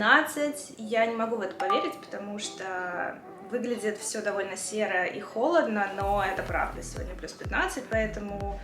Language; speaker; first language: Russian; native; Russian